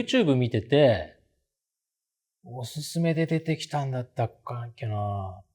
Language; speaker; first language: Japanese; native; Japanese